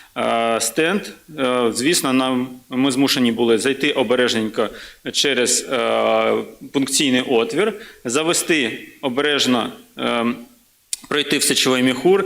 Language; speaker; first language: Ukrainian; native; Ukrainian